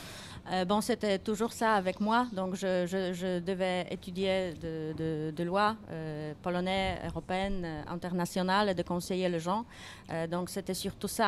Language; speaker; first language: French; non-native, fluent; Polish